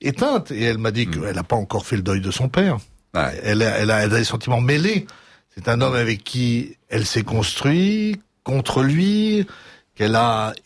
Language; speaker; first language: French; native; French